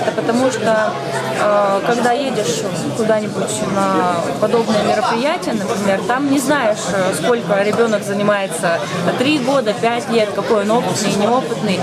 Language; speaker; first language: Russian; native; Russian